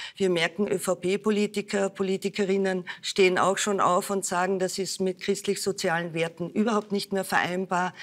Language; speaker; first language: German; native; German